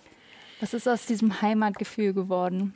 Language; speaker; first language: German; native; German